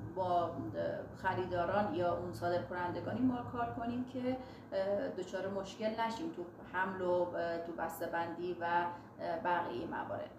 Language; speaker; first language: Persian; native; Persian